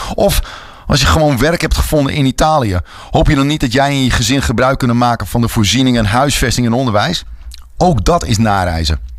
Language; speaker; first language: Dutch; native; Dutch